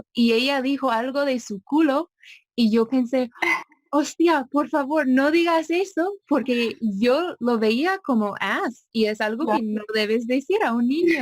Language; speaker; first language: Spanish; non-native, fluent; English